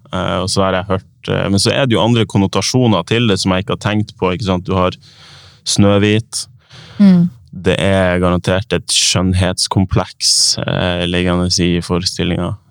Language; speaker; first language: Norwegian; native; Norwegian